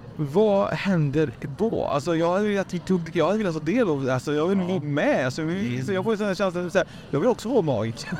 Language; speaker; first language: Swedish; native; Swedish